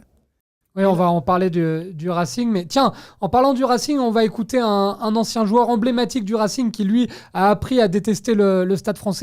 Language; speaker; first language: French; native; French